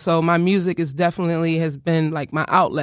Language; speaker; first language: English; native; English